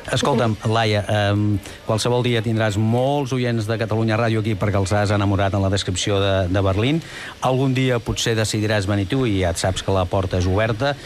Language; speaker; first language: Catalan; native; Catalan